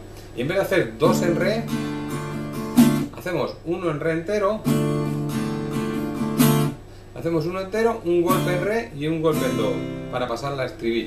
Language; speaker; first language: Spanish; native; Spanish